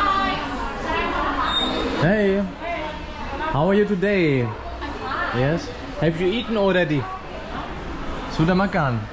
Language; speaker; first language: English; non-native, fluent; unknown